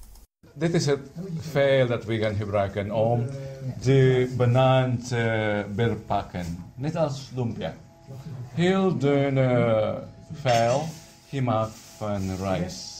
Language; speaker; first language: Dutch; non-native, learner; Filipino